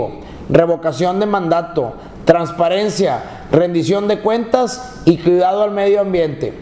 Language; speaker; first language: Spanish; native; Spanish